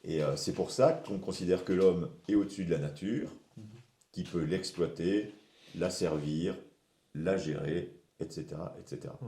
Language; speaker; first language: French; native; French